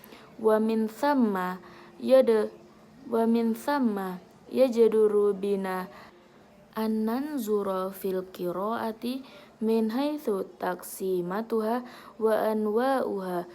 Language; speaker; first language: Arabic; non-native, learner; Indonesian